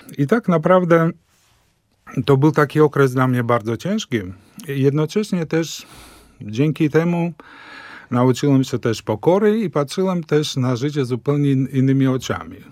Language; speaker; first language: Polish; early bilingual, heritage; Polish